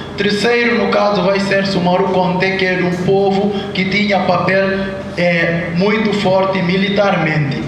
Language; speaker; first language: Portuguese; non-native, local second language; Upper Guinea Crioulo